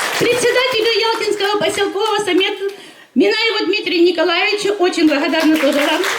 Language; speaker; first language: Russian; native; Russian